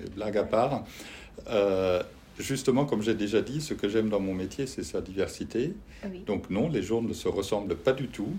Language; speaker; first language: French; non-native, fluent; German